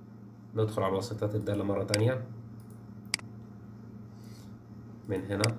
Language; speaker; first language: Arabic; native; Arabic